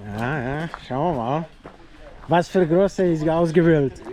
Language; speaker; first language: German; non-native, learner; Slovak